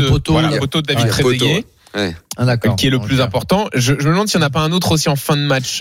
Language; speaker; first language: French; native; French